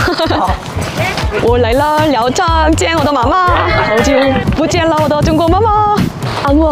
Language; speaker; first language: Chinese; non-native, learner; Korean